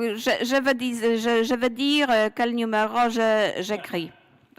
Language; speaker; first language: French; non-native, learner; Polish